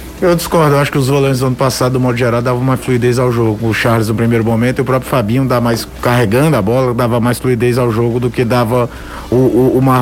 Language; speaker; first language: Portuguese; native; Portuguese